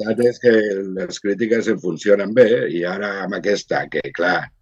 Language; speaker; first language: Catalan; non-native, local second language; Spanish